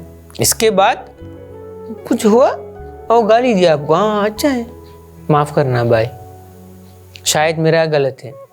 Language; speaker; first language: Hindi; non-native, local second language; Sinhala